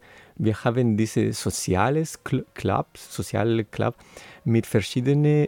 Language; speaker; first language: German; non-native, learner; Spanish